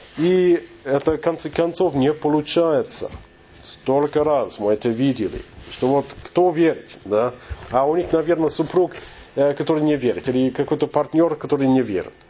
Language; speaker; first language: Russian; non-native, fluent; English